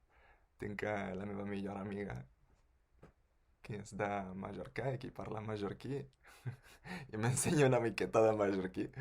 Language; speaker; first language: Catalan; non-native, fluent; Spanish